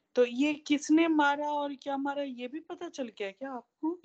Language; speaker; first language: Hindi; native; Hindi